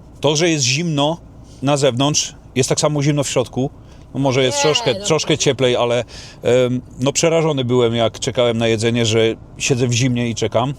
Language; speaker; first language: Polish; native; Polish